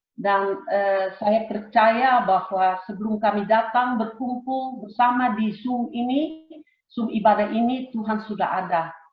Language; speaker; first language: Indonesian; early bilingual, heritage; Indonesian